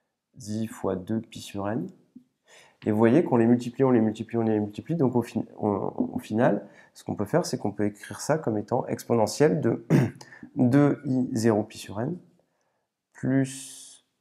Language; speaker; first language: French; native; French